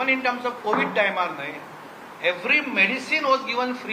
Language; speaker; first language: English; non-native, local second language; Konkani